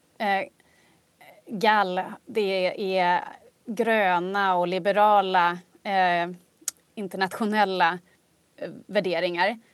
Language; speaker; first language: Swedish; native; Swedish